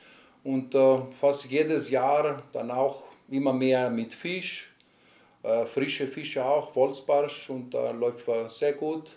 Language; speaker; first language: German; non-native, learner; Greek